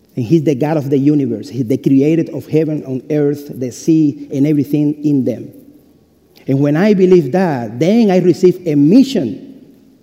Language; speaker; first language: English; non-native, fluent; Spanish